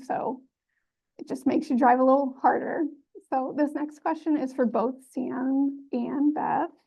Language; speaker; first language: English; native; English